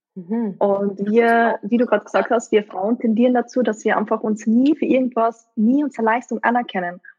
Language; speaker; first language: German; native; German